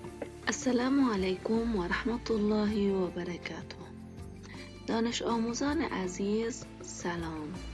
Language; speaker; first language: Persian; non-native, fluent; Arabic